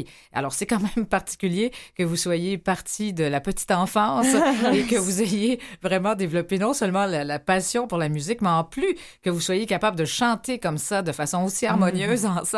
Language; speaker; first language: French; native; French